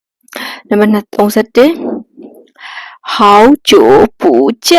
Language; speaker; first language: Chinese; non-native, fluent; Burmese